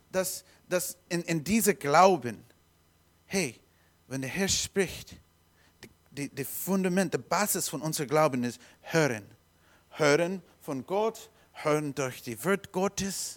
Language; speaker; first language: German; non-native, learner; English